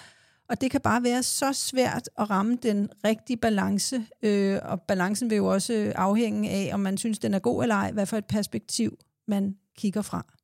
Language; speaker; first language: Danish; native; Danish